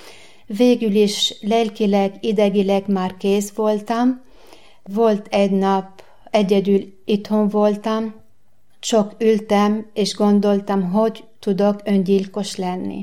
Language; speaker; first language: Hungarian; non-native, learner; Arabic